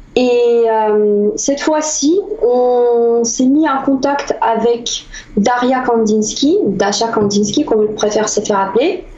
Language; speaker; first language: French; non-native, fluent; Russian